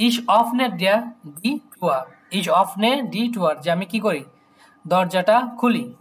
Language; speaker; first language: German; non-native, learner; Bangla